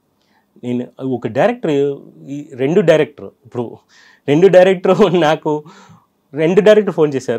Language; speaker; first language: Telugu; non-native, local second language; Tamil